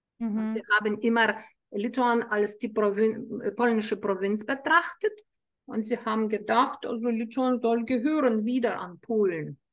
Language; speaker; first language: German; non-native, fluent; Lithuanian